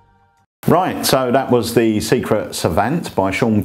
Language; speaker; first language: English; native; English